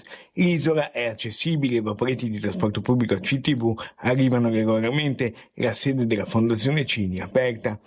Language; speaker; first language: Italian; native; Italian